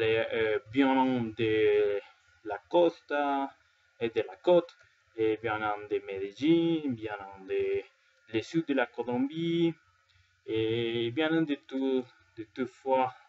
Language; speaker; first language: French; non-native, learner; Spanish